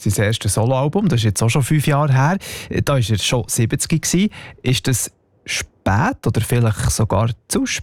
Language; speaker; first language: German; native; German